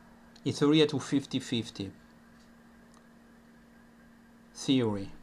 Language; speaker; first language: Greek; non-native, fluent; Italian